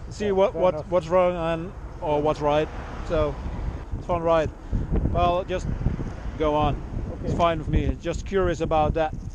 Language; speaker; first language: English; non-native, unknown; Dutch